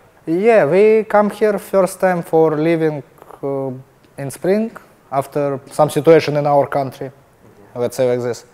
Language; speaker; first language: English; non-native, learner; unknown